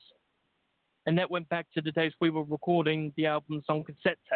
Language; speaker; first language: English; native; English